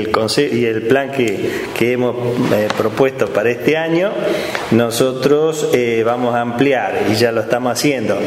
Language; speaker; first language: Spanish; native; Spanish